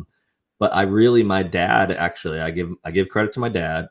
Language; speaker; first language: English; native; English